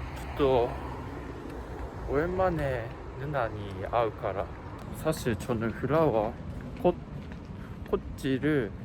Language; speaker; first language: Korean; non-native, learner; Japanese